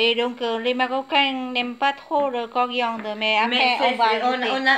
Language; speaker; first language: French; non-native, fluent; Vietnamese